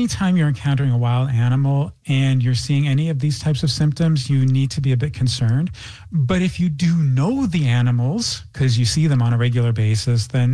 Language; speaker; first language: English; native; English